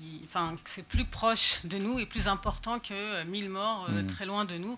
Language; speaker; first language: French; native; French